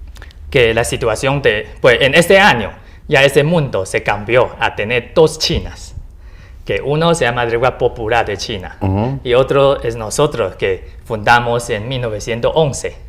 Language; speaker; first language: Spanish; non-native, learner; Chinese